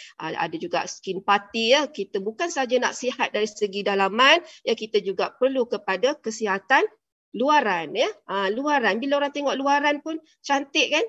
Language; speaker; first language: Malay; native; Malay